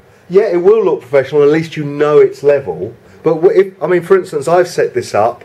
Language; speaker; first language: English; native; English